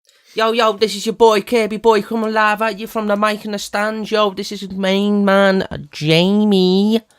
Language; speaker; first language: English; native; English